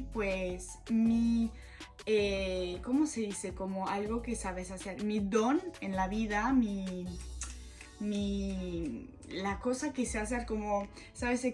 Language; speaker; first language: Spanish; non-native, fluent; French